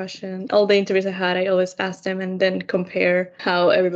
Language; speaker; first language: English; non-native, fluent; Spanish